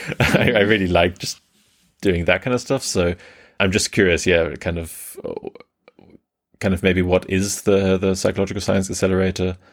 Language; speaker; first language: English; early bilingual, other home language; German